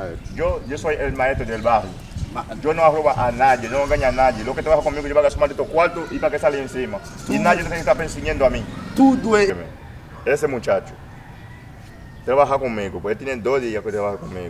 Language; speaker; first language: Spanish; native; Spanish